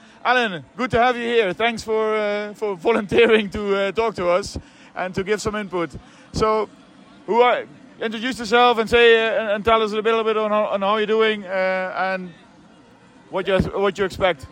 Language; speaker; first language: English; non-native, fluent; Dutch